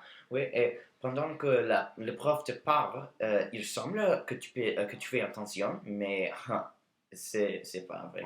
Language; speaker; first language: French; non-native, learner; English